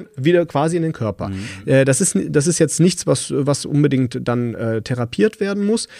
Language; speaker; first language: German; native; German